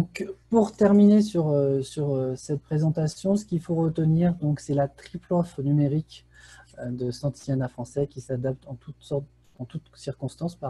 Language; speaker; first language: French; native; French